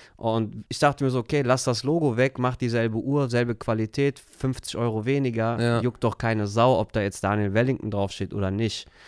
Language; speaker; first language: German; early bilingual, other home language; Turkish